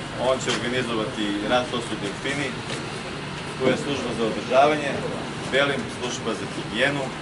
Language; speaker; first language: Serbian; native; Serbian